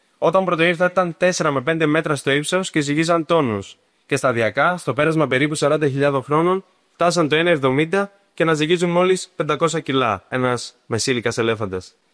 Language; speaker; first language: Greek; native; Greek